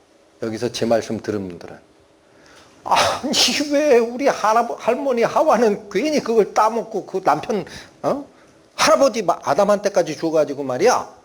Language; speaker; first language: Korean; native; Korean